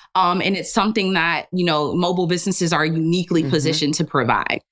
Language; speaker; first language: English; early bilingual, other home language; Yoruba